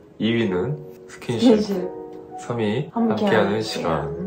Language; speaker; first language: Korean; native; Korean